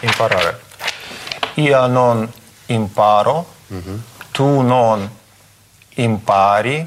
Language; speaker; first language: Italian; non-native, learner; Russian